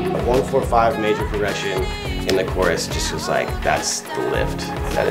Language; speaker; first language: English; native; English